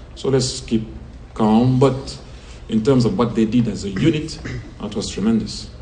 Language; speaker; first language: English; non-native, fluent; French